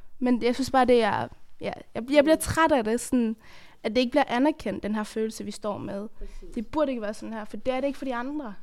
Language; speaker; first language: Danish; early bilingual, other home language; Persian